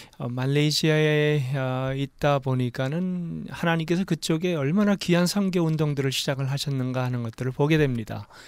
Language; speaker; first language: Korean; native; Korean